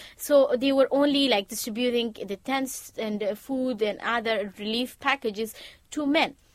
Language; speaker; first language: English; non-native, fluent; Persian